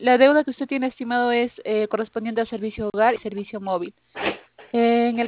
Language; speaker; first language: Spanish; native; Spanish